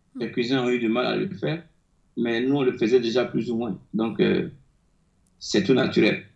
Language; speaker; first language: French; non-native, local second language; Akan